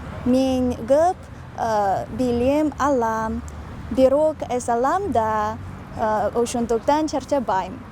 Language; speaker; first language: Kyrgyz; non-native, learner; Chinese